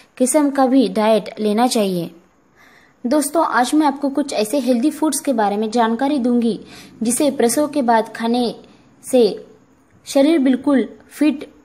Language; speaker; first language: Hindi; non-native, local second language; Marathi